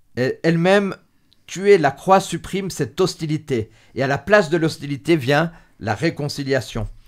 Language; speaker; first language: French; native; French